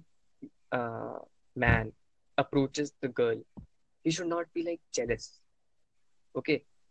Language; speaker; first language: English; non-native, local second language; Hindi